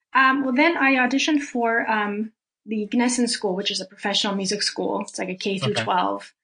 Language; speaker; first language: English; early bilingual, other home language; Russian